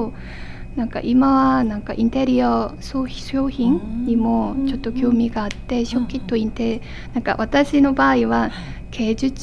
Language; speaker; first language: Japanese; non-native, fluent; Korean